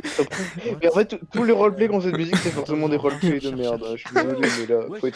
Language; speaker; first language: French; native; French